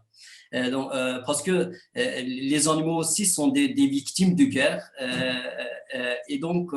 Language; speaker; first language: French; non-native, fluent; Kurdish